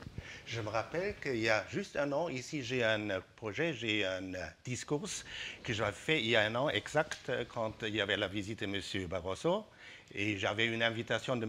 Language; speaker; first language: French; non-native, fluent; German